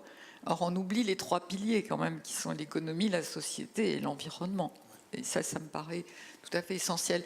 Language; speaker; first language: French; native; French